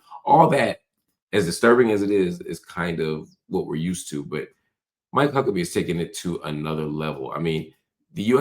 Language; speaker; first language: English; native; English